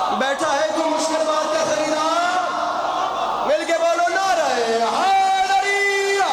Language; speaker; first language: Urdu; non-native, local second language; Punjabi